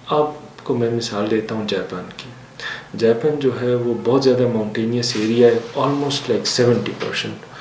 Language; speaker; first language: Urdu; non-native, local second language; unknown